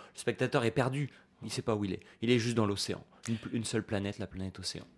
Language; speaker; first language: French; native; French